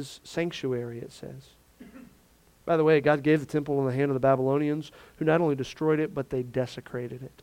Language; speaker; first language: English; native; English